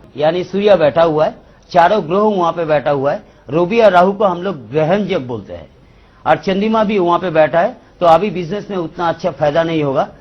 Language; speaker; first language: Hindi; non-native, local second language; Bangla